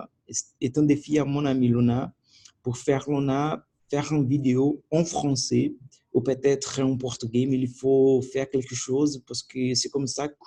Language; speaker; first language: French; non-native, learner; Portuguese